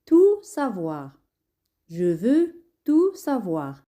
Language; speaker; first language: French; non-native, fluent; Spanish